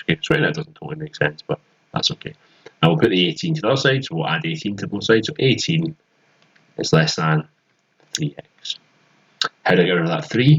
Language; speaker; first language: English; native; English